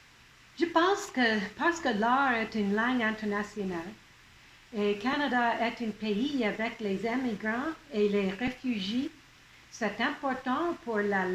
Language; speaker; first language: French; non-native, local second language; English